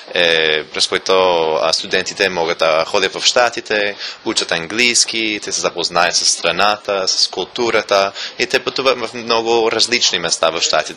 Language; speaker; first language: Bulgarian; non-native, fluent; English